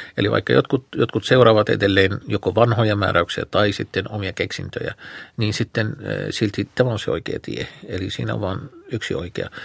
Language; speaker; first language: Finnish; non-native, fluent; Arabic